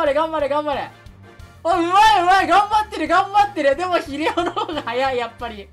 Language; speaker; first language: Japanese; native; Japanese